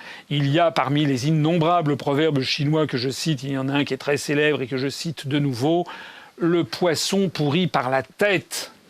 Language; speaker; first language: French; native; French